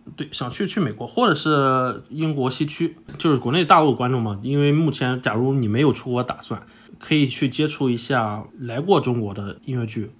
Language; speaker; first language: Chinese; non-native, fluent; English